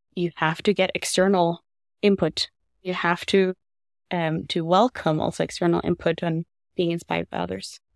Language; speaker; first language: English; non-native, fluent; Norwegian